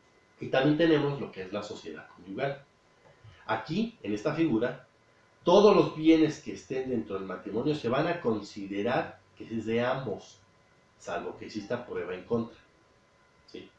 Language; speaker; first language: Spanish; native; Spanish